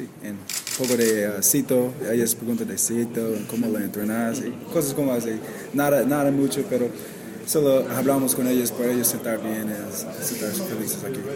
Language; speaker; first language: Spanish; non-native, learner; English